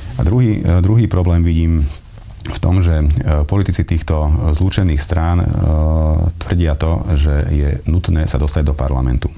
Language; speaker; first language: Slovak; non-native, local second language; Hungarian